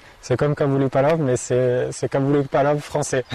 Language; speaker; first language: French; native; French